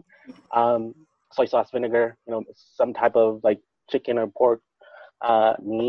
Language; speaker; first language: English; non-native, local second language; Filipino